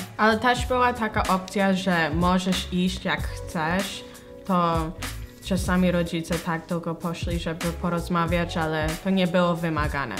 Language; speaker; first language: Polish; early bilingual, heritage; Polish